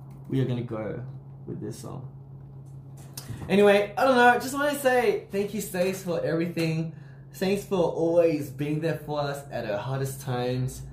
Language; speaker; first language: English; early bilingual, other home language; Korean